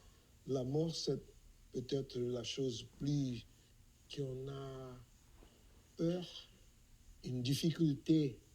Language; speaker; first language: French; non-native, fluent; Portuguese